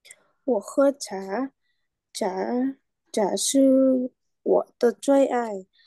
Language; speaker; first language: Chinese; non-native, learner; Vietnamese